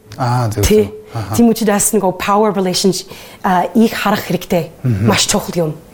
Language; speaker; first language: Mongolian; non-native, learner; English